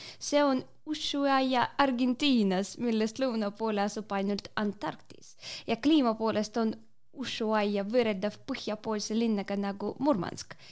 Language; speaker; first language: Estonian; non-native, local second language; Russian